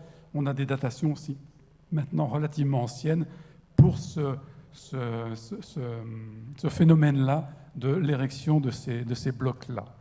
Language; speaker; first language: French; native; French